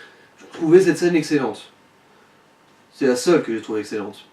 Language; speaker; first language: French; native; French